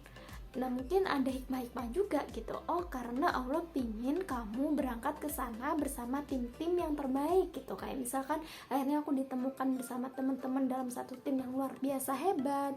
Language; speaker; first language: Indonesian; native; Indonesian